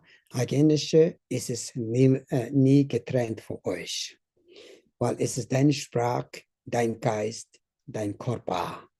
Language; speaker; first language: German; non-native, learner; Tibetan